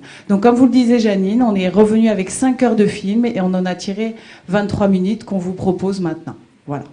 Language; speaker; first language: French; native; French